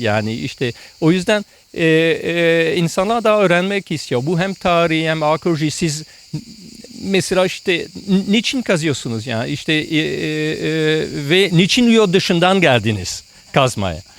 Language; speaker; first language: Turkish; non-native, fluent; French